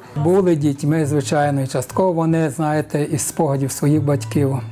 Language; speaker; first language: Ukrainian; native; Ukrainian